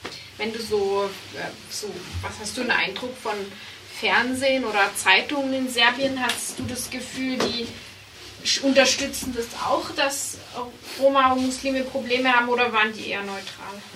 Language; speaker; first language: German; native; German